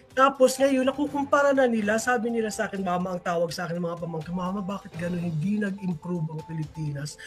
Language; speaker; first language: Filipino; non-native, local second language; Waray